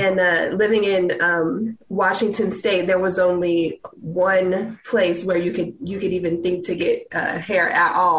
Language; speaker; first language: English; native; English